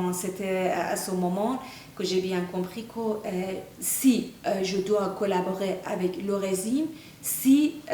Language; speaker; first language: French; non-native, fluent; Persian